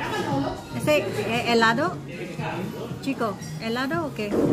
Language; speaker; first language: Spanish; non-native, learner; Indonesian